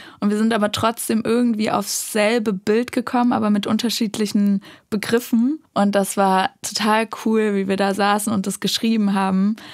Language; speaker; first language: German; native; German